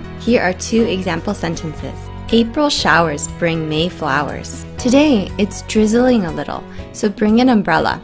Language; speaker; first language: English; native; English